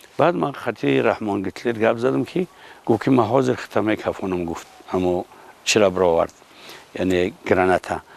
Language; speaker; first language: Tajik; native; Tajik